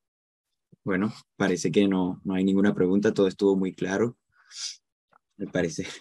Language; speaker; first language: Spanish; native; Spanish